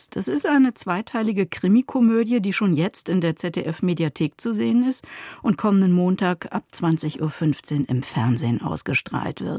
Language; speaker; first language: German; native; German